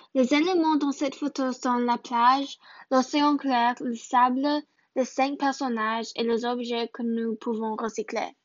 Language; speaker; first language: French; non-native, learner; English